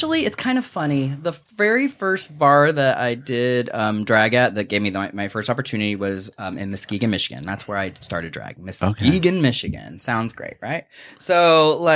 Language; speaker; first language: English; native; English